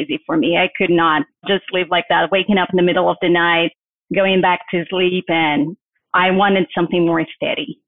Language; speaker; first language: English; non-native, fluent; Portuguese